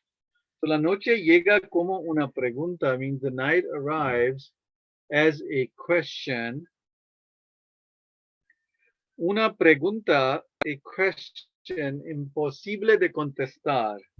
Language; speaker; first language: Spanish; non-native, fluent; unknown